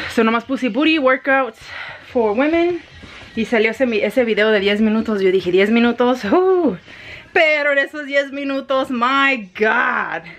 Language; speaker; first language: Spanish; early bilingual, heritage; Spanish